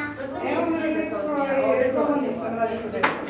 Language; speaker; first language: Bosnian; native; Bosnian